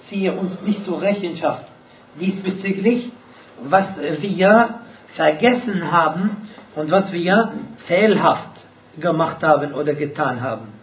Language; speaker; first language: German; non-native, fluent; Arabic